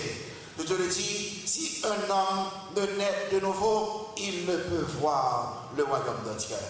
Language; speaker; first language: French; non-native, local second language; Haitian Creole